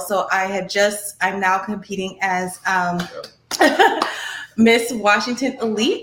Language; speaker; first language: English; native; English